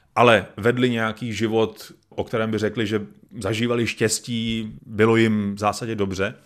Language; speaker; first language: Czech; native; Czech